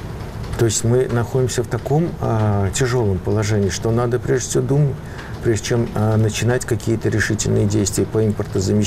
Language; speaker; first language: Russian; native; Russian